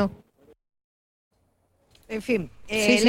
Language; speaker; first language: Spanish; native; Spanish